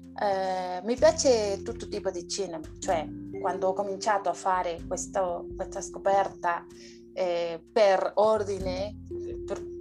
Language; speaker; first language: Italian; non-native, learner; Spanish